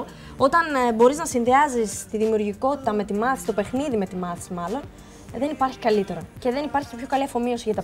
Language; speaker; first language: Greek; native; Greek